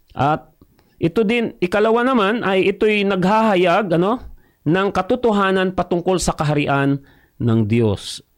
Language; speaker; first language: Filipino; non-native, local second language; Cebuano